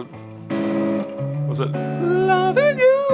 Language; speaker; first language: English; native; English